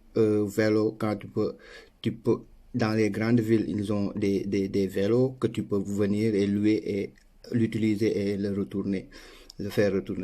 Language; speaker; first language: French; non-native, local second language; Wolof